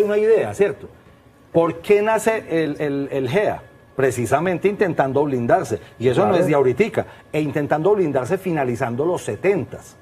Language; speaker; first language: Spanish; native; Spanish